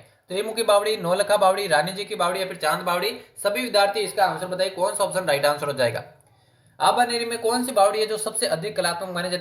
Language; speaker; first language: Hindi; native; Hindi